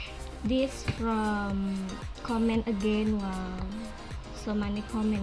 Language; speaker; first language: English; non-native, learner; Indonesian